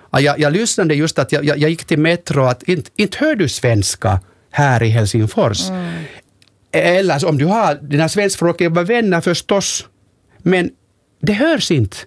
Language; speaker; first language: Swedish; non-native, local second language; Finnish